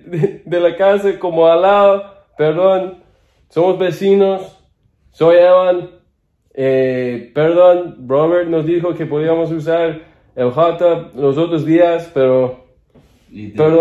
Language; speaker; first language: Spanish; non-native, fluent; English